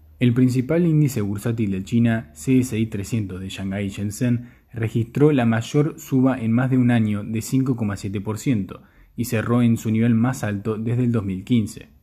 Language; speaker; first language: Spanish; native; Spanish